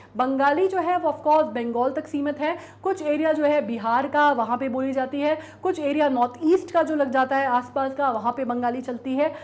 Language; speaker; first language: Hindi; native; Hindi